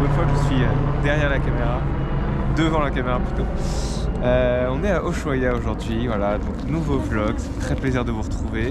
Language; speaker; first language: French; native; French